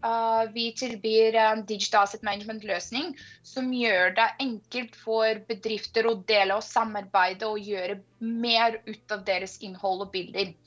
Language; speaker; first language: Norwegian; non-native, fluent; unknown